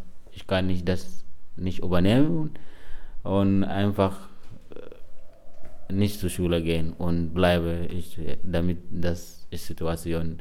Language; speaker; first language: German; non-native, learner; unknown